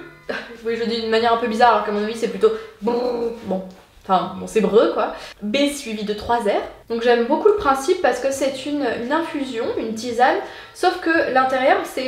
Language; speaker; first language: French; native; French